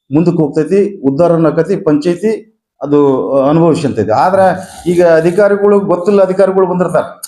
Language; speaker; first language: Kannada; native; Kannada